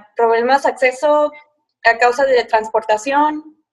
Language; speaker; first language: Spanish; early bilingual, heritage; Spanish